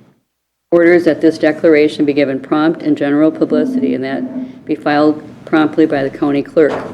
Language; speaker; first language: English; native; English